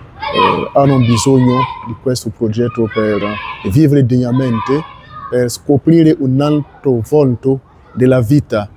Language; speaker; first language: Italian; non-native, learner; French